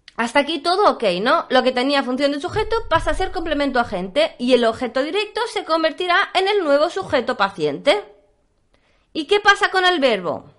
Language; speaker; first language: Spanish; native; Spanish